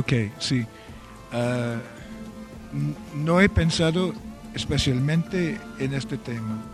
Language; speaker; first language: Spanish; non-native, fluent; Welsh